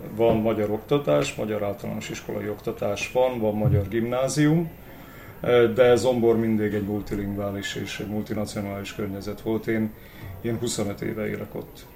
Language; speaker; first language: Hungarian; native; Hungarian